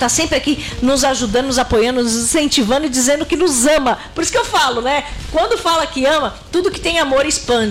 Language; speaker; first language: Portuguese; native; Portuguese